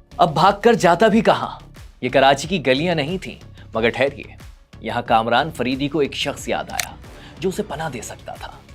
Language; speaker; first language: Urdu; native; Urdu